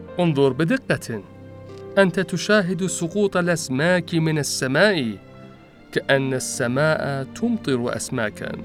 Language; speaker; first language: Arabic; non-native, fluent; Persian